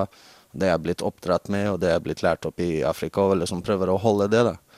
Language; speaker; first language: Norwegian; non-native, fluent; English